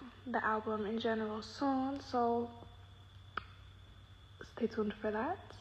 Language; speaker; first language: English; early bilingual, other home language; Spanish